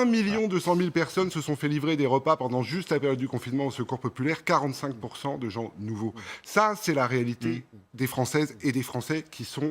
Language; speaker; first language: French; native; French